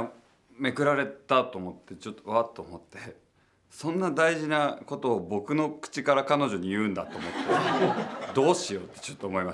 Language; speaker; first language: Japanese; native; Japanese